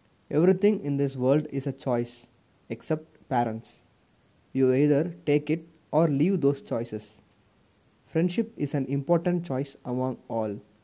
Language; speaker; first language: English; non-native, local second language; Tamil